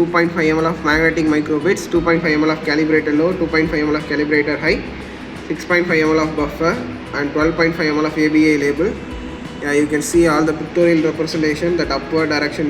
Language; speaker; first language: English; non-native, local second language; Tamil